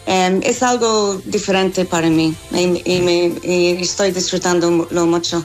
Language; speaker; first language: Spanish; non-native, learner; English